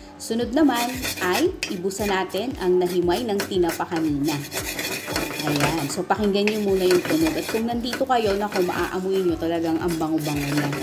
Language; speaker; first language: Filipino; non-native, local second language; Iloko